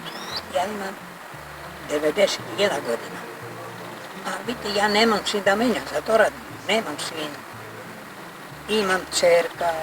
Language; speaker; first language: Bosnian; early bilingual, heritage; Bosnian